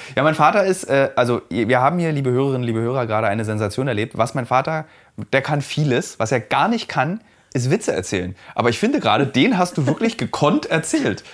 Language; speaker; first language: German; native; German